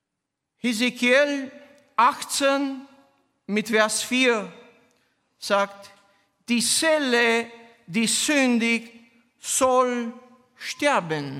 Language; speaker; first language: German; non-native, fluent; Romanian